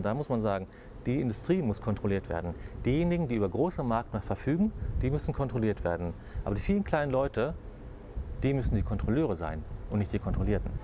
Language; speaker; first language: German; native; German